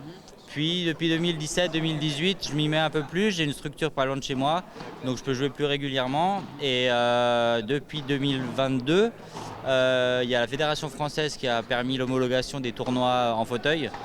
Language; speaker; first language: French; native; French